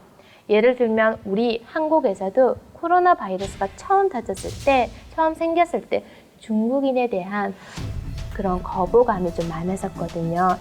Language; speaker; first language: Korean; non-native, fluent; Mongolian